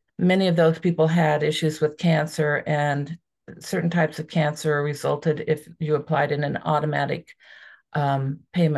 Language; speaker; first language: English; native; English